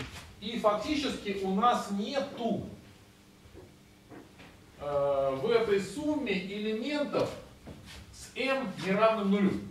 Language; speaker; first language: Russian; native; Russian